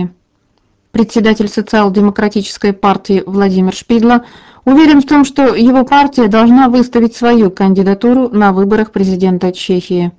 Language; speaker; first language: Russian; native; Russian